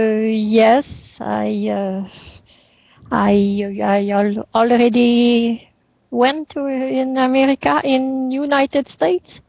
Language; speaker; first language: English; non-native, learner; French